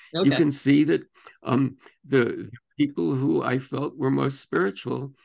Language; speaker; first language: English; native; English